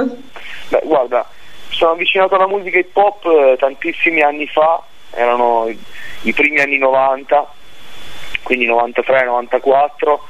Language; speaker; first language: Italian; native; Italian